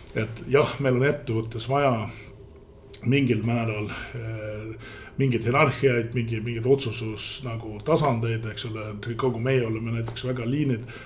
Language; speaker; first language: Estonian; early bilingual, heritage; Estonian